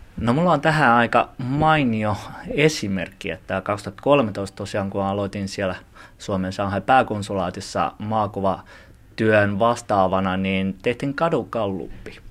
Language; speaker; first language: Finnish; early bilingual, other home language; Chinese